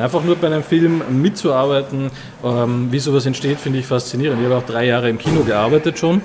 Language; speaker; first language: German; native; German